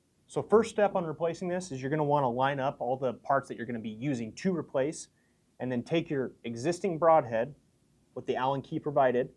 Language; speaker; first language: English; native; English